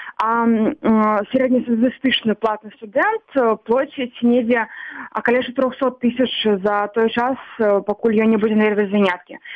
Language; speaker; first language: Belarusian; non-native, local second language; Russian